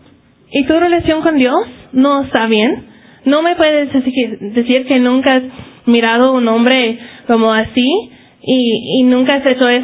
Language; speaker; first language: Spanish; early bilingual, heritage; Spanish